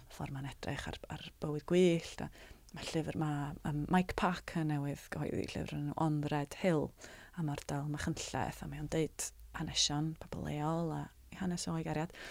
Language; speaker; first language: Welsh; native; Welsh